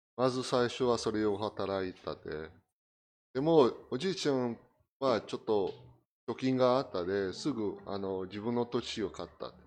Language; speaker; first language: Japanese; non-native, fluent; Portuguese